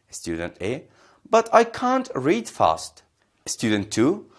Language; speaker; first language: English; non-native, fluent; Persian